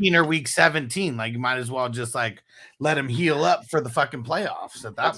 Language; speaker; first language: English; native; English